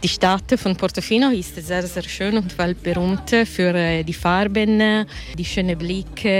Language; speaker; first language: German; non-native, learner; Italian